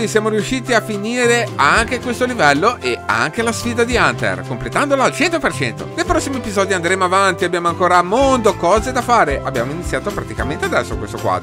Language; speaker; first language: Italian; native; Italian